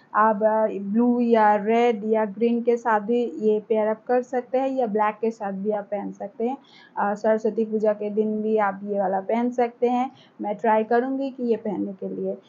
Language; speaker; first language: Hindi; non-native, local second language; Bangla